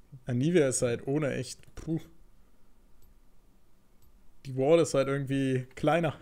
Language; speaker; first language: German; native; German